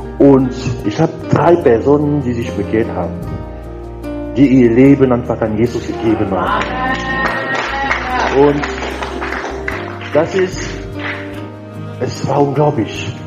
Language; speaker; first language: German; non-native, learner; French